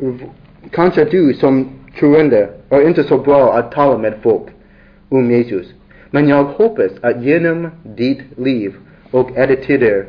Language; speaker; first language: Swedish; non-native, learner; English